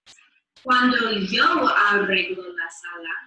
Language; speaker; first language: Spanish; non-native, learner; English